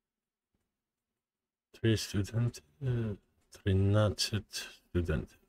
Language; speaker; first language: Ukrainian; non-native, learner; English